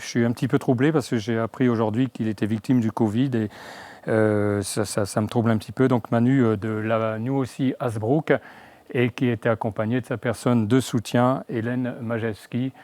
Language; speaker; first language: French; native; French